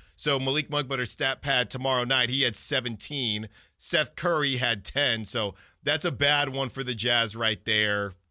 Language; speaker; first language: English; native; English